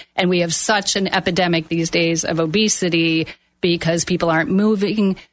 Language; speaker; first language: English; native; English